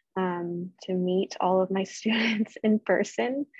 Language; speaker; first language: English; native; English